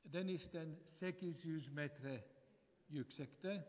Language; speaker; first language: Turkish; non-native, fluent; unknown